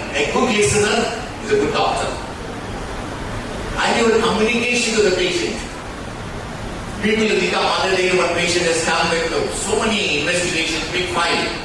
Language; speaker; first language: English; non-native, local second language; Telugu